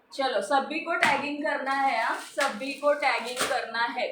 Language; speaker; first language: Hindi; non-native, local second language; Marathi